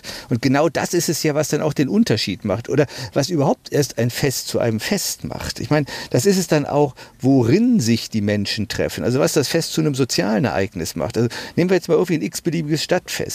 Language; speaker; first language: German; native; German